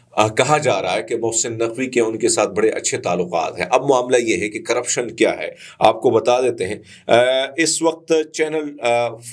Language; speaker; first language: Urdu; non-native, local second language; Punjabi